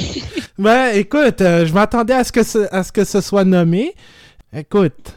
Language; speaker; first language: French; native; French